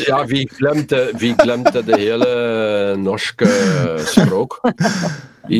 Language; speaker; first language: Norwegian; non-native, learner; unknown